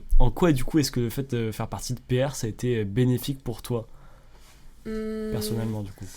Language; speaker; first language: French; native; French